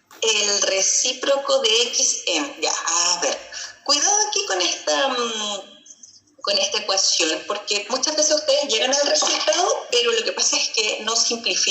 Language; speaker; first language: Spanish; native; Spanish